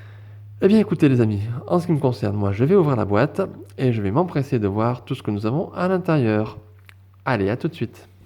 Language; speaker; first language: French; native; French